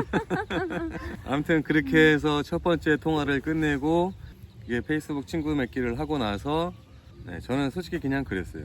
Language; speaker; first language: Korean; native; Korean